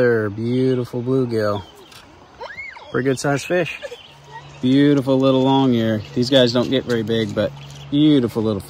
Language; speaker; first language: English; native; English